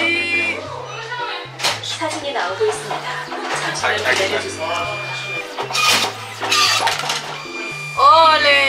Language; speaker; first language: Korean; non-native, learner; Spanish